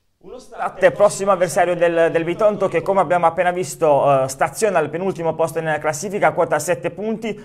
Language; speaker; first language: Italian; native; Italian